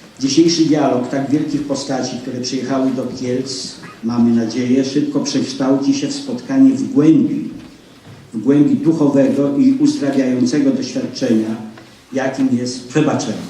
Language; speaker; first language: Polish; native; Polish